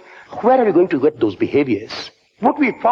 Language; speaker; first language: English; non-native, local second language; Bangla